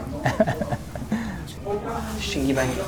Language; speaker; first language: Korean; non-native, fluent; English